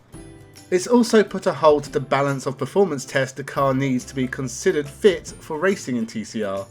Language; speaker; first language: English; native; English